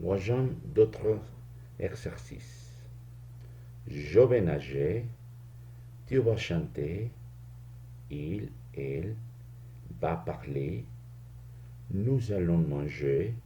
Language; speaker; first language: French; non-native, fluent; Spanish